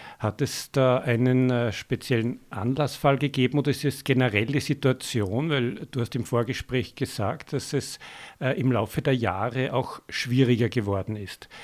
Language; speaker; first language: German; native; German